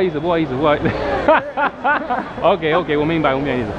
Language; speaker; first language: Chinese; non-native, fluent; English